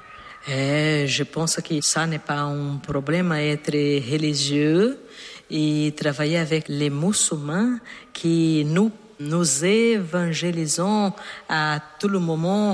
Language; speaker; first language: French; non-native, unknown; Portuguese